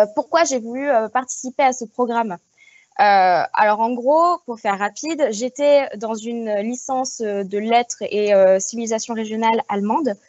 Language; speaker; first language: French; native; French